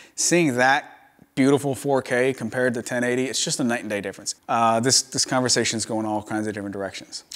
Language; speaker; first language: English; native; English